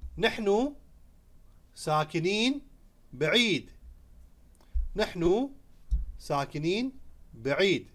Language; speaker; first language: Arabic; non-native, fluent; Urdu